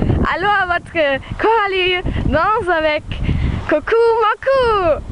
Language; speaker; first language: French; non-native, learner; German